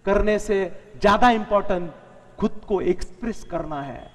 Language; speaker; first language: Hindi; non-native, local second language; Marathi